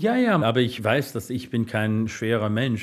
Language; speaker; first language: German; non-native, learner; English